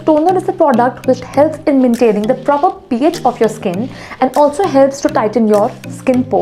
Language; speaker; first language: English; non-native, local second language; Hindi